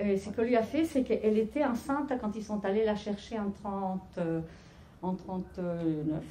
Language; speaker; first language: French; non-native, fluent; Spanish